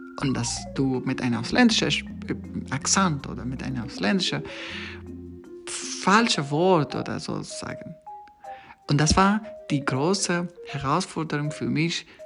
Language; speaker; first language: German; non-native, learner; Persian